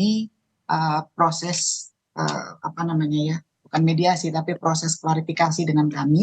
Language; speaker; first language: Indonesian; native; Indonesian